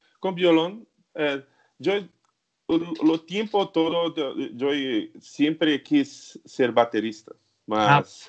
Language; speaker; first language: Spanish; non-native, learner; Portuguese